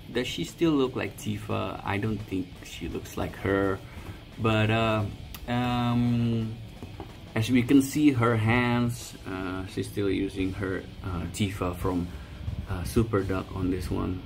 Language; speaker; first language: English; non-native, fluent; Indonesian